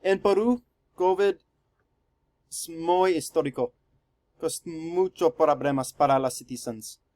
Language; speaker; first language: Spanish; non-native, learner; English